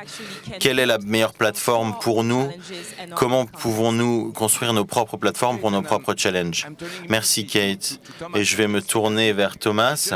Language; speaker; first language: French; native; French